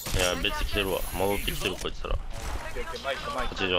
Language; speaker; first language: Japanese; native; Japanese